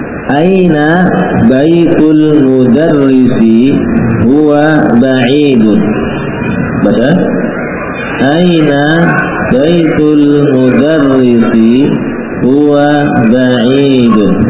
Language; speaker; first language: Arabic; non-native, fluent; Indonesian